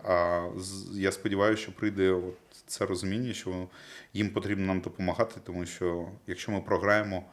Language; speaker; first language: Ukrainian; non-native, local second language; Russian